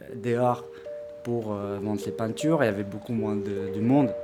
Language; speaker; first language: French; non-native, fluent; Spanish